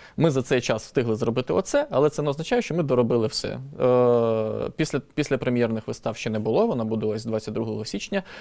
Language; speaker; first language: Ukrainian; native; Ukrainian